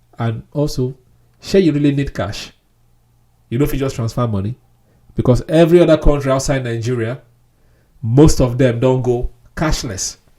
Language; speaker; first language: Nigerian Pidgin; non-native, local second language; Yoruba